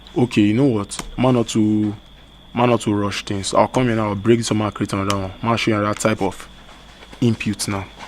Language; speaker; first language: Nigerian Pidgin; native; Nigerian Pidgin